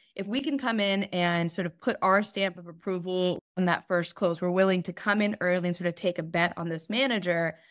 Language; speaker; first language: English; native; English